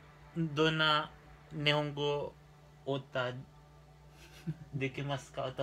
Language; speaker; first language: Japanese; non-native, local second language; Filipino